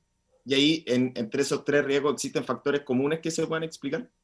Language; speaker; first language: Spanish; native; Spanish